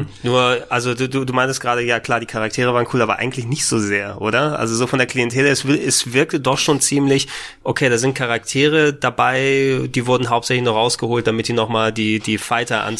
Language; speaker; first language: German; native; German